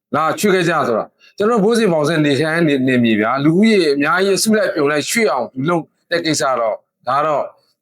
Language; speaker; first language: Burmese; non-native, local second language; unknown